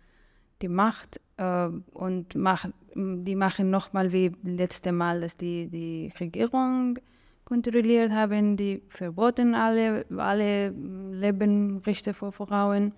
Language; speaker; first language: German; non-native, learner; Persian